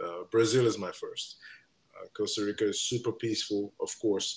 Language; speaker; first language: English; non-native, local second language; Igbo